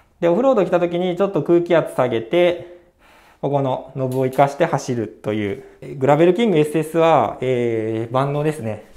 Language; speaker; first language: Japanese; native; Japanese